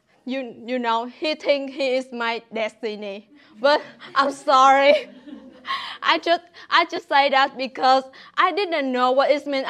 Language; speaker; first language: English; non-native, learner; Vietnamese